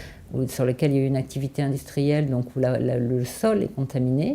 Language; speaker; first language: French; native; French